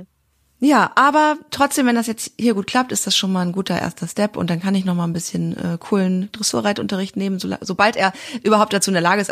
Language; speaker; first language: German; native; German